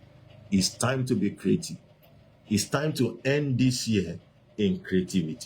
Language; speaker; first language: English; non-native, local second language; Yoruba